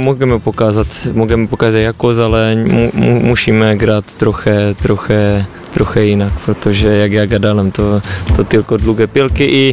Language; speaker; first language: Polish; non-native, learner; Czech